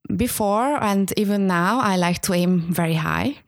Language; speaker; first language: English; non-native, fluent; Hungarian